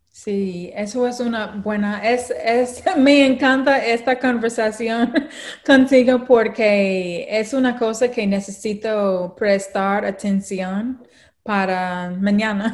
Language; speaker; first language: Spanish; non-native, learner; English